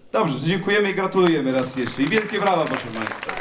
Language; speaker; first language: Polish; native; Polish